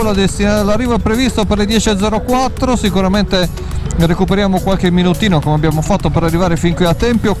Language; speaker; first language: Italian; native; Italian